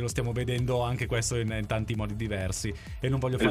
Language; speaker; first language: Italian; native; Italian